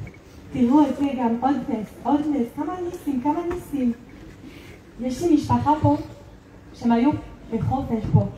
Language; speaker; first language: Hebrew; non-native, fluent; French